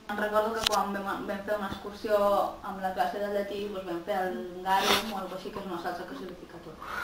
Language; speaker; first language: Catalan; native; Catalan